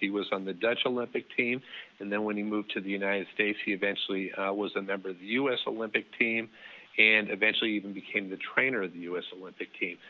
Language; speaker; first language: English; early bilingual, other home language; Dutch